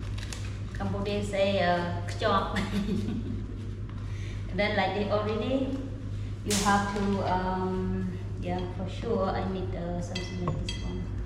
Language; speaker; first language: English; non-native, learner; Khmer